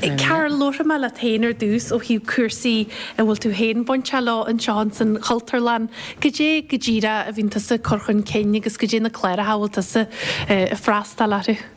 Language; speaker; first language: Irish; native; Irish